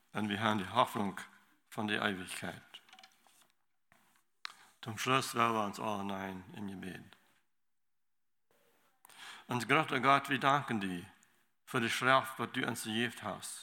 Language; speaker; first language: German; non-native, learner; Low German